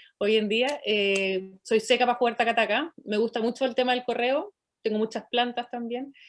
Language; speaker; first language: Spanish; native; Spanish